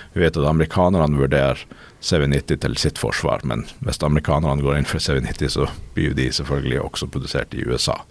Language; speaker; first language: Norwegian; native; Norwegian